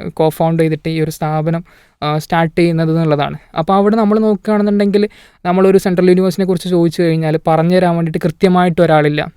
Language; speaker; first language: Malayalam; native; Malayalam